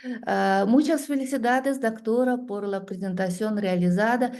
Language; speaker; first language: Spanish; non-native, learner; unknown